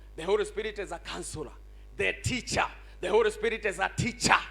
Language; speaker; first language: English; non-native, local second language; Swahili